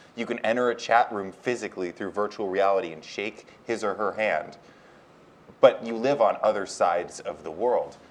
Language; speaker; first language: English; native; English